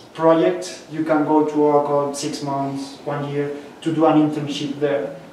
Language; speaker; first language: English; non-native, fluent; Spanish